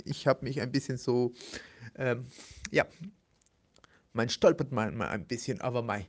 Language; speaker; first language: German; non-native, fluent; Spanish